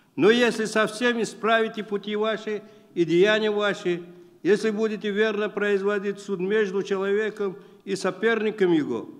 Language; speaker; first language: Russian; non-native, local second language; Uzbek